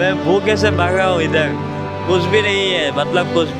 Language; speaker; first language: Hindi; non-native, learner; Bangla